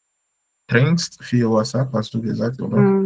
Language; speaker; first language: German; non-native, fluent; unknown